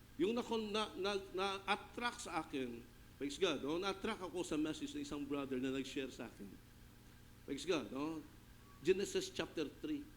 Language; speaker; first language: Filipino; non-native, local second language; Hiligaynon